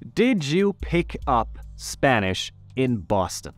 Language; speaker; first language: English; non-native, fluent; Spanish